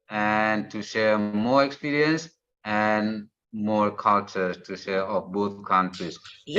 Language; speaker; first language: English; non-native, fluent; Indonesian